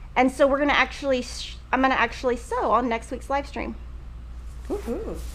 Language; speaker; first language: English; native; English